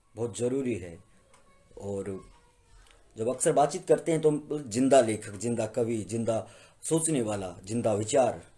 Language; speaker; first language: Hindi; native; Hindi